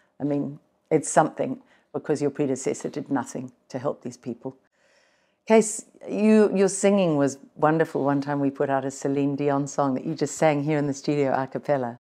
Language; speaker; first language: English; native; English